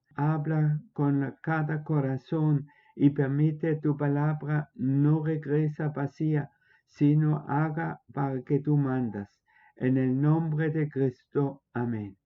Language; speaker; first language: Spanish; non-native, fluent; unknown